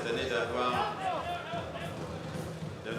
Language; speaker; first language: French; native; French